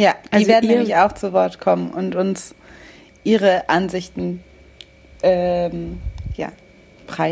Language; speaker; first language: German; native; German